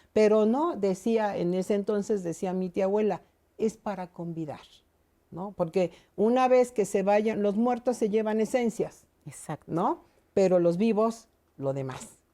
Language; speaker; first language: Spanish; native; Spanish